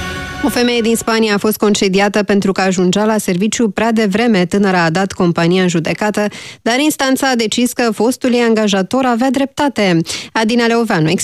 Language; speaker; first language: Romanian; native; Romanian